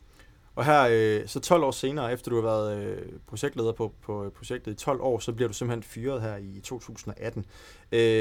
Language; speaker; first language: Danish; native; Danish